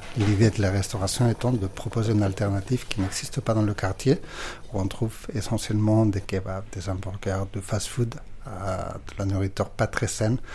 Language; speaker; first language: French; non-native, fluent; Spanish